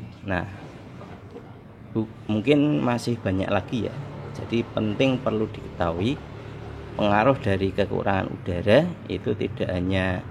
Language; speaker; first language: Indonesian; native; Indonesian